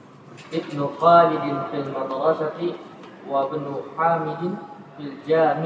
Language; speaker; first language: Arabic; non-native, learner; Indonesian